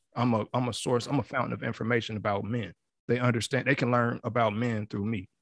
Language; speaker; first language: English; native; English